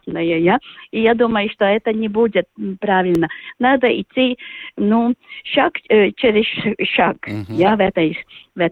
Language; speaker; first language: Russian; non-native, local second language; Latvian